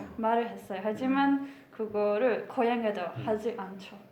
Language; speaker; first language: Korean; non-native, fluent; Hungarian